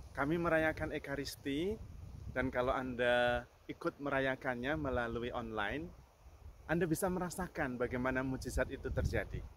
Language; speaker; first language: Indonesian; non-native, local second language; Javanese